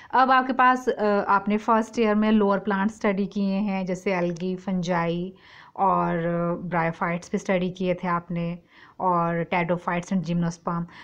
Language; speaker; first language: Hindi; native; Hindi